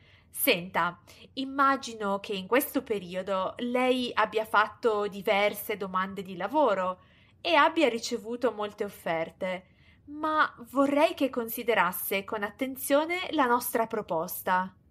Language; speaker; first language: Italian; native; Italian